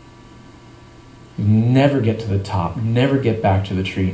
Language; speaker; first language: English; native; English